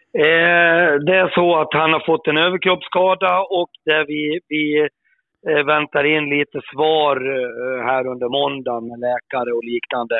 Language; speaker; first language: Swedish; native; Swedish